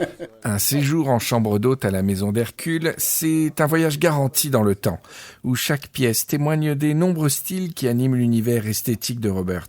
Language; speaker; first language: French; native; French